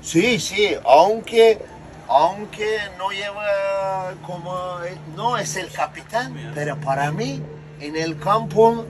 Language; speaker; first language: Spanish; non-native, fluent; Turkish